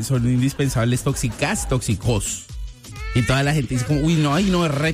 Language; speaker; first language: Spanish; native; Spanish